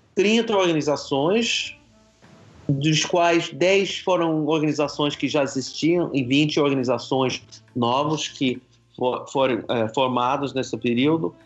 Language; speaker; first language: Portuguese; non-native, fluent; English